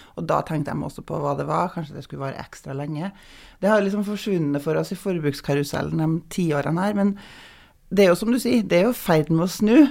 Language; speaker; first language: Norwegian; native; Norwegian